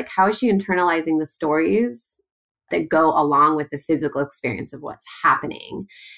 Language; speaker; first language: English; native; English